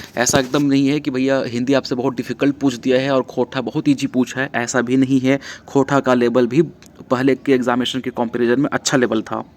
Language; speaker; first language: Hindi; native; Hindi